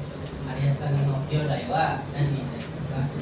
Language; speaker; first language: Japanese; non-native, learner; Indonesian